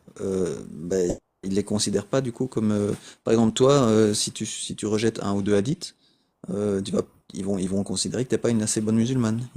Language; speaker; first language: French; native; French